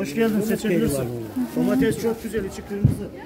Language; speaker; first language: Turkish; native; Turkish